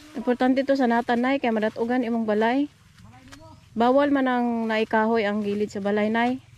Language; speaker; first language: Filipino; non-native, local second language; Cebuano